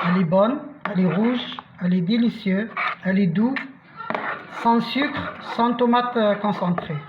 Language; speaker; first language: French; non-native, local second language; Arabic